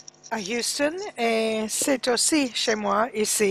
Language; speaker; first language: French; non-native, learner; English